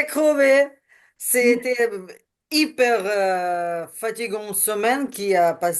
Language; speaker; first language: French; non-native, learner; Ukrainian